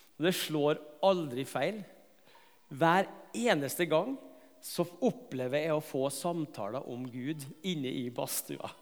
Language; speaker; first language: Norwegian; native; Norwegian